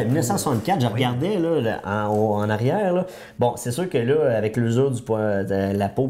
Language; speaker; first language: French; native; French